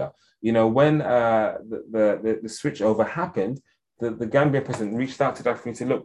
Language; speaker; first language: English; native; English